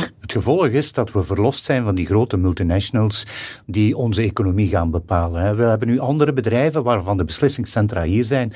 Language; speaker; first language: Dutch; native; Dutch